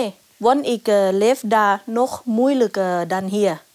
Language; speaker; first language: Dutch; non-native, learner; Thai